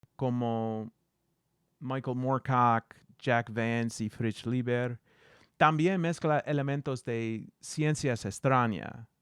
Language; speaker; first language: Spanish; non-native, learner; English